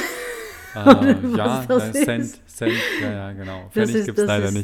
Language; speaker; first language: German; native; German